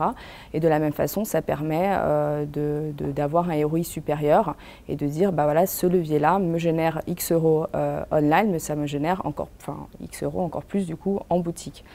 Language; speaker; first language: French; native; French